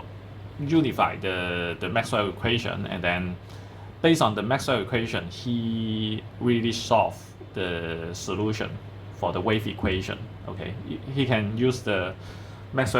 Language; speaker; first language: English; non-native, fluent; Chinese